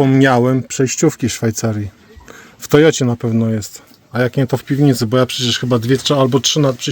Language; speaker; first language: Polish; native; Polish